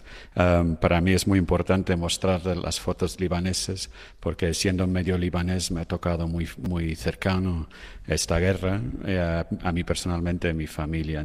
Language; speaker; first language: Spanish; non-native, fluent; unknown